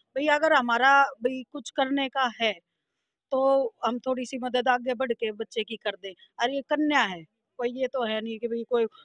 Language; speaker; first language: Hindi; native; Hindi